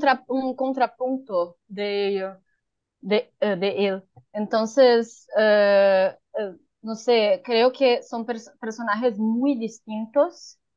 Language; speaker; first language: Spanish; non-native, learner; Portuguese